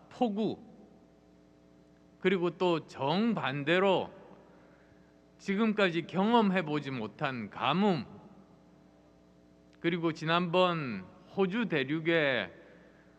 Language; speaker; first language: Korean; native; Korean